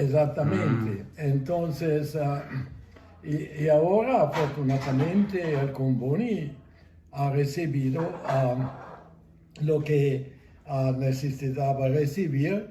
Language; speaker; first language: Spanish; non-native, fluent; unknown